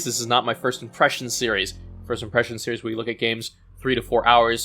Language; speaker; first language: English; native; English